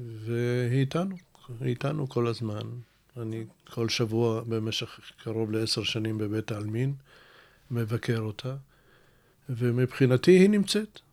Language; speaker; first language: Hebrew; early bilingual, other home language; Russian